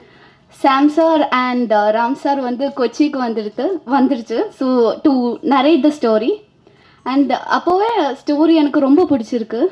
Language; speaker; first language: Tamil; non-native, learner; Malayalam